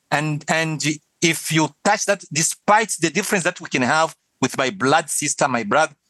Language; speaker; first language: English; non-native, fluent; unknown